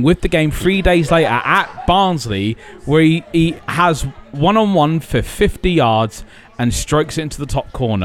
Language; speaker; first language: English; native; English